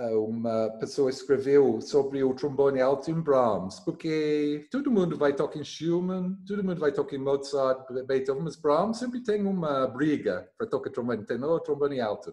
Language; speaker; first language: Portuguese; non-native, learner; English